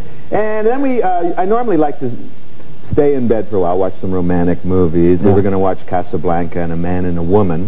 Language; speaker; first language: English; native; English